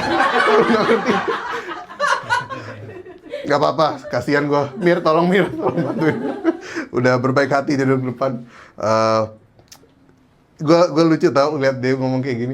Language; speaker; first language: Indonesian; native; Indonesian